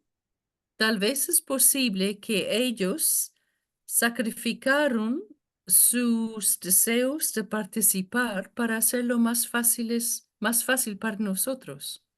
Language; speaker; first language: Spanish; non-native, fluent; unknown